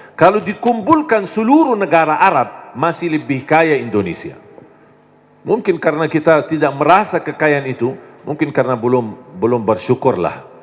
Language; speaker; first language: Indonesian; non-native, fluent; Arabic